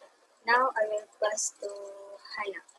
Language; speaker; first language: English; non-native, local second language; Malay